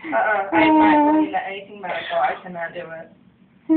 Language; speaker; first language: English; native; English